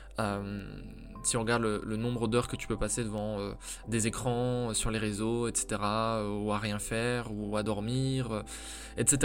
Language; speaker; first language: French; native; French